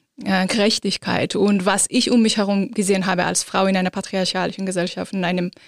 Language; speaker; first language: German; non-native, fluent; Azerbaijani